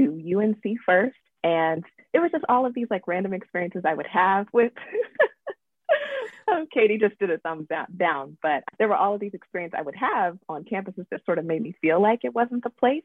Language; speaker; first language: English; native; English